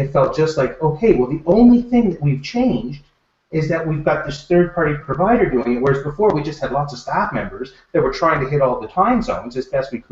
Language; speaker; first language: English; native; English